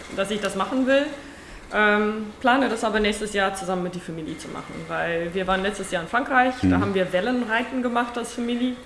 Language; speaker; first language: German; non-native, fluent; Afrikaans